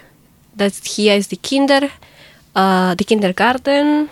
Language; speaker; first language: German; non-native, learner; Spanish